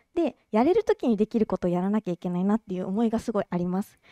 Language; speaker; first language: Japanese; native; Japanese